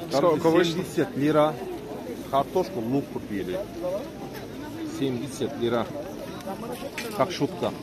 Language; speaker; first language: Russian; non-native, learner; Turkish